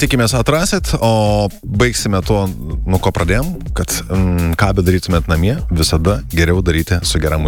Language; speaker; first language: Lithuanian; native; Lithuanian